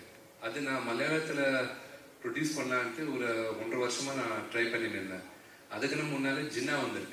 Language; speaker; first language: Tamil; non-native, local second language; Malayalam